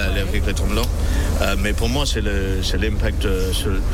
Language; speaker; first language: French; non-native, learner; English